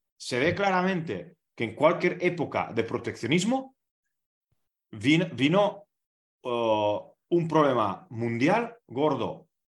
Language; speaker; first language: Spanish; non-native, fluent; Hungarian